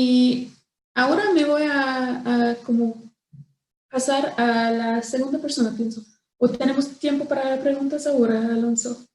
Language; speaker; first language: Spanish; non-native, fluent; English